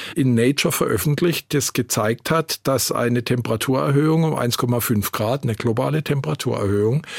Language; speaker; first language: German; native; German